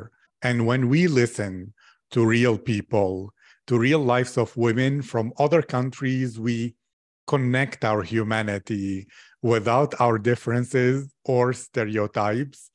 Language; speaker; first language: English; non-native, fluent; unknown